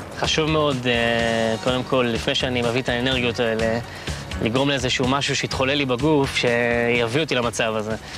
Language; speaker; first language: Hebrew; native; Hebrew